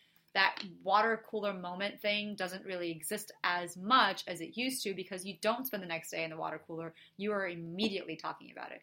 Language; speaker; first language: English; early bilingual, other home language; Portuguese